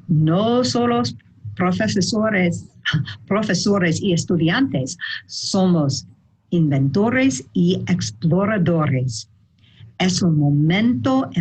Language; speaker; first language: Spanish; non-native, learner; English